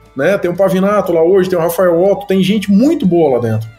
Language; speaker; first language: Portuguese; native; Portuguese